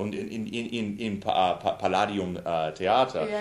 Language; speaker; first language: German; non-native, learner; English